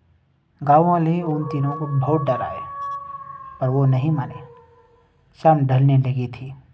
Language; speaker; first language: Hindi; native; Hindi